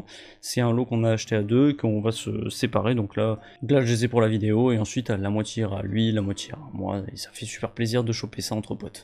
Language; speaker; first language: French; native; French